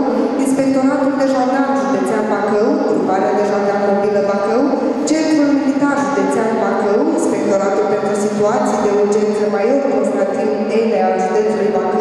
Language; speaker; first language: Romanian; native; Romanian